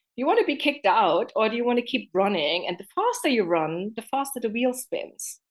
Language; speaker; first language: English; non-native, fluent; German